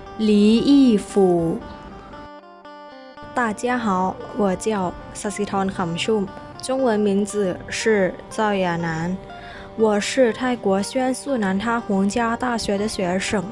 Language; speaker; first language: Chinese; non-native, learner; Thai